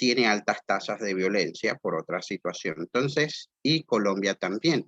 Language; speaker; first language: Spanish; native; Spanish